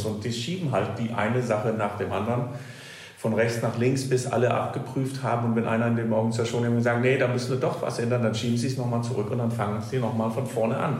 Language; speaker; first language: German; non-native, fluent; Danish